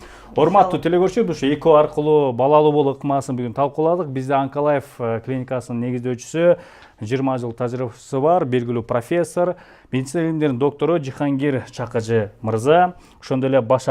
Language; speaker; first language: Kyrgyz; native; Kyrgyz